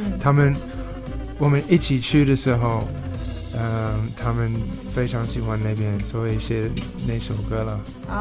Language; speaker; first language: Chinese; non-native, fluent; English